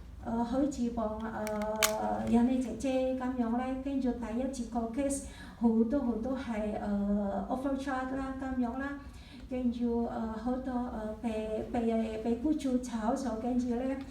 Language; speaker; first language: Cantonese; non-native, learner; Indonesian